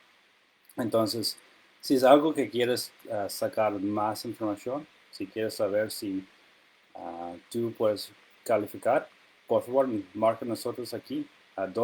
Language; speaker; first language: Spanish; non-native, fluent; English